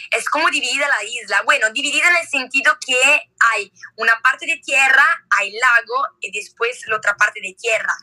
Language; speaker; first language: Spanish; non-native, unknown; Italian